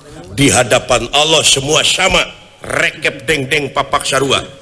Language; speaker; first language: Malay; non-native, local second language; Sundanese